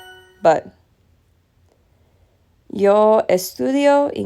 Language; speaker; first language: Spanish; non-native, learner; English